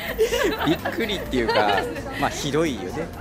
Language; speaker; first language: Japanese; native; Japanese